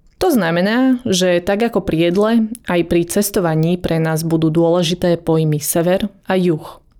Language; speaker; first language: Slovak; native; Slovak